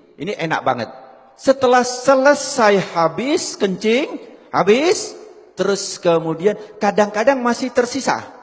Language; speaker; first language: Indonesian; non-native, local second language; Javanese